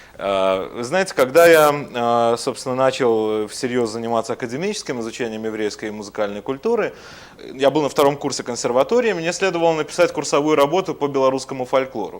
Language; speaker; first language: Russian; native; Russian